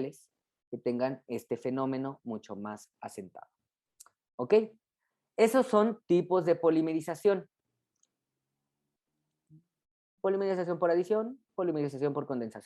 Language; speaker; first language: Spanish; native; Spanish